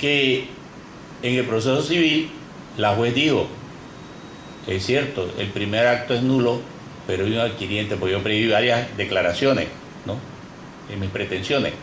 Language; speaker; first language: Spanish; native; Spanish